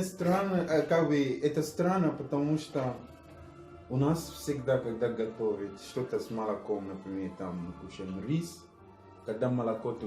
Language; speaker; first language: Russian; non-native, fluent; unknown